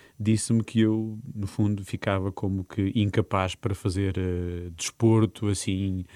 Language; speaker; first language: Portuguese; native; Portuguese